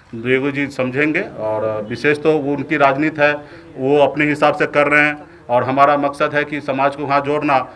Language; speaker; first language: Hindi; native; Hindi